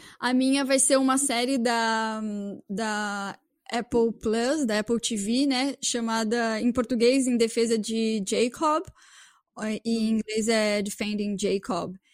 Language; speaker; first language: Portuguese; native; Portuguese